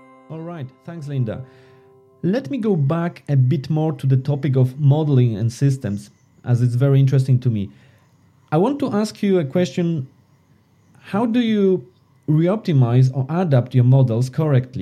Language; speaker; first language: English; non-native, fluent; Polish